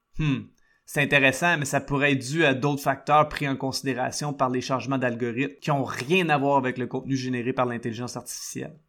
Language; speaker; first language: French; native; French